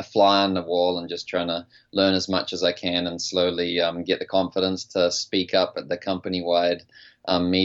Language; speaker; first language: English; native; English